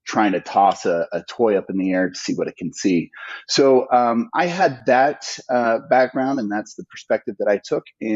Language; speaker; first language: English; native; English